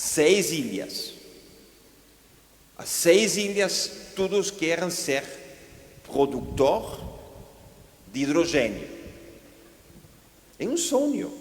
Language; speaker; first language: Portuguese; non-native, fluent; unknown